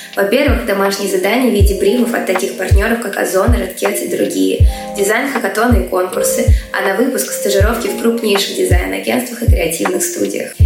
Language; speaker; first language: Russian; early bilingual, other home language; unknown